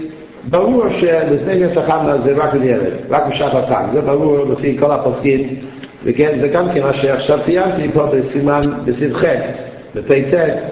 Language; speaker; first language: Hebrew; non-native, fluent; English